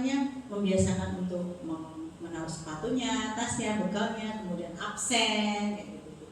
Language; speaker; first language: Indonesian; native; Indonesian